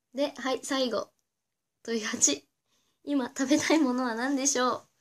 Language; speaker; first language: Japanese; native; Japanese